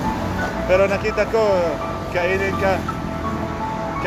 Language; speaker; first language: Filipino; non-native, fluent; Arabic